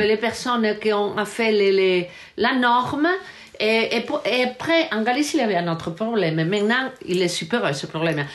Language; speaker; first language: French; non-native, learner; Galician